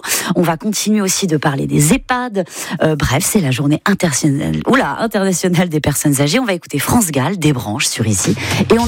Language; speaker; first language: French; native; French